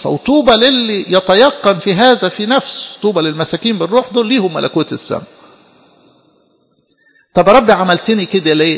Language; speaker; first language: Arabic; native; Arabic